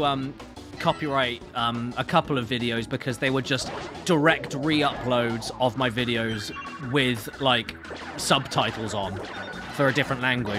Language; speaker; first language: English; native; English